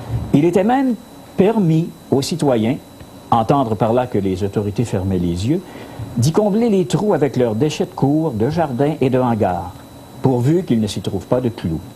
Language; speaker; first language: French; native; French